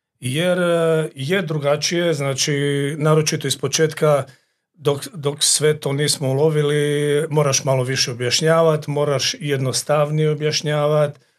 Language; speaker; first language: Croatian; native; Croatian